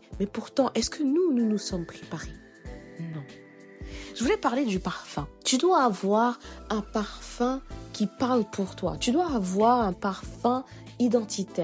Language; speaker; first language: French; native; French